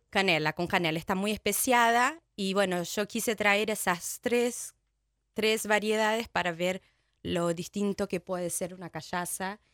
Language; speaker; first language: Spanish; non-native, fluent; Portuguese